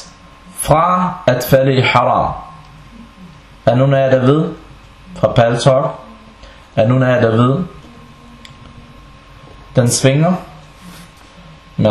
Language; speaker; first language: Danish; non-native, fluent; Arabic